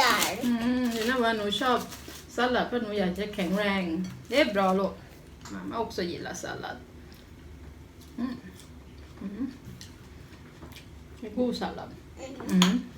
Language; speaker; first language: Swedish; non-native, learner; Thai